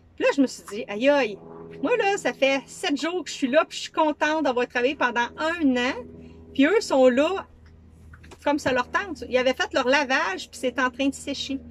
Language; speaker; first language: French; native; French